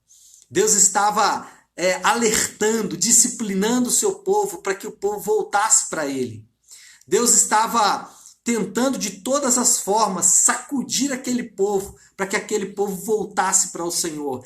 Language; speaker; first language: Portuguese; native; Portuguese